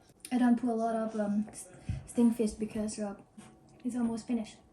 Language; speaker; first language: English; non-native, learner; Thai